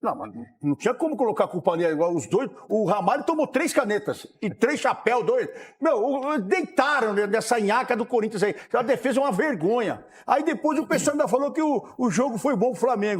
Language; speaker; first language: Portuguese; native; Portuguese